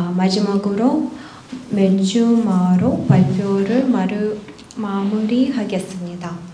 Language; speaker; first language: Korean; non-native, learner; Russian